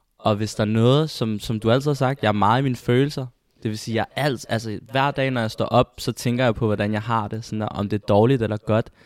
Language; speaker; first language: Danish; early bilingual, other home language; Spanish